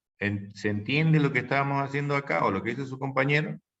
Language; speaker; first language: Spanish; native; Spanish